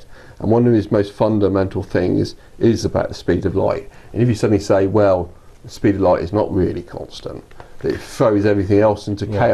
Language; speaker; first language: English; native; English